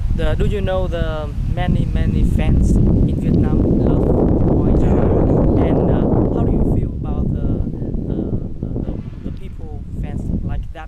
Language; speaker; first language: English; non-native, learner; Vietnamese